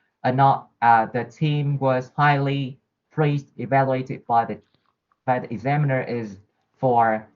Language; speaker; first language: English; non-native, learner; Vietnamese